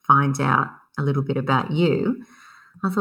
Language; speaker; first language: English; native; English